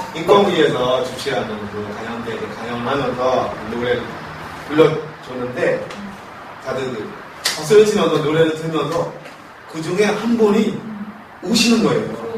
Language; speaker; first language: Korean; non-native, fluent; Burmese